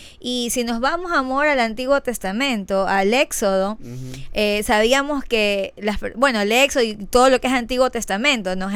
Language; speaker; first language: Spanish; native; Spanish